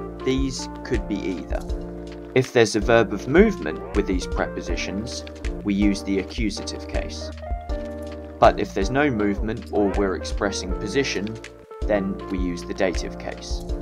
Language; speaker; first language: English; native; English